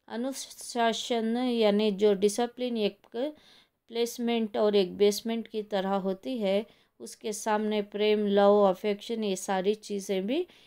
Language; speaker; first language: Hindi; non-native, local second language; Kannada